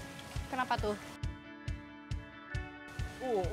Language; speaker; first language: Indonesian; native; Indonesian